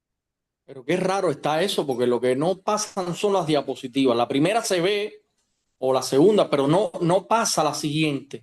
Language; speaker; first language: Spanish; native; Spanish